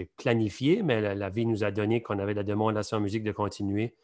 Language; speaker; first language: French; native; French